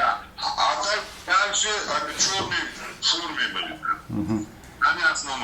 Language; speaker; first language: Russian; non-native, learner; Uzbek